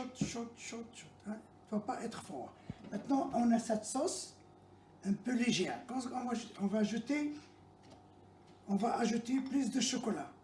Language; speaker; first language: French; non-native, local second language; Arabic